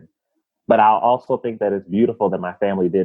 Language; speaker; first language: English; native; English